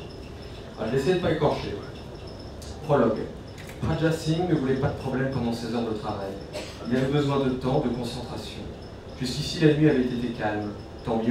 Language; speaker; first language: French; native; French